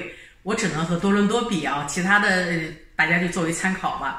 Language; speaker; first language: Chinese; native; Chinese